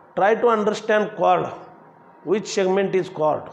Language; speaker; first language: English; non-native, local second language; Marathi